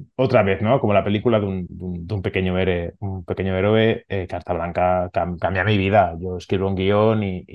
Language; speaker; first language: Spanish; non-native, local second language; Catalan